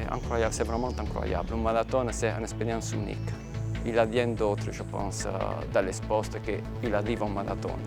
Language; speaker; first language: French; non-native, fluent; Italian